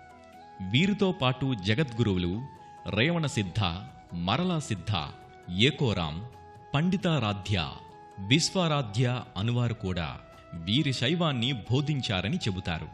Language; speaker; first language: Telugu; native; Telugu